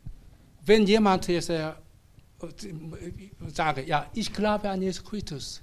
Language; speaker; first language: German; non-native, learner; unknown